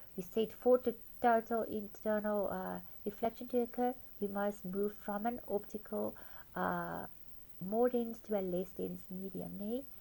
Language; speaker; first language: English; non-native, local second language; Afrikaans